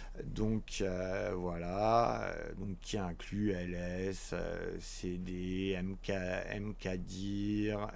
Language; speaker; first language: French; native; French